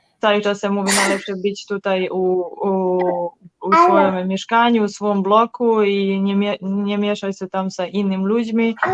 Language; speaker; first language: Polish; non-native, learner; Serbian